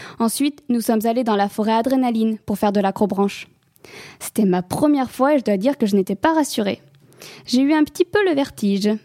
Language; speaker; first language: French; native; French